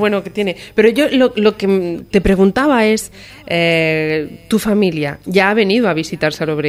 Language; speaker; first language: Spanish; native; Spanish